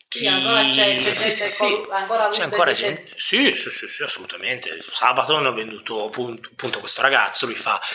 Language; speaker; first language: Italian; native; Italian